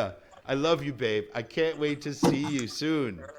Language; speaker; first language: English; native; English